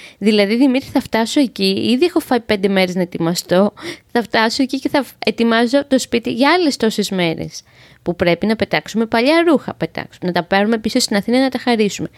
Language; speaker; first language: Greek; native; Greek